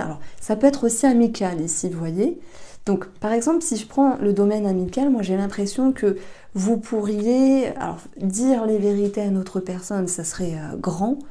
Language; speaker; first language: French; native; French